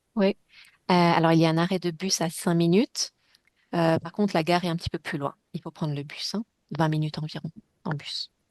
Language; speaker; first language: French; native; French